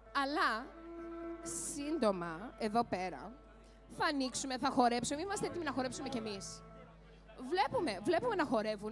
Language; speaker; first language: Greek; early bilingual, heritage; Greek